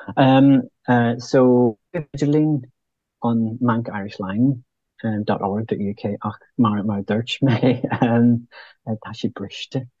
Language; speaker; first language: Irish; non-native, local second language; English